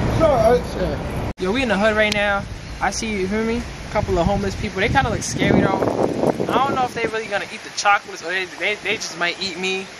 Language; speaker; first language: English; native; English